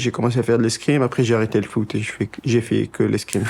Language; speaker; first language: French; non-native, local second language; Arabic